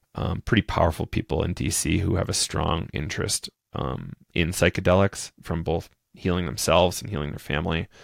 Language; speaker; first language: English; native; English